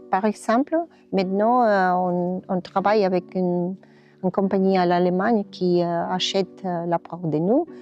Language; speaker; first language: French; non-native, learner; Spanish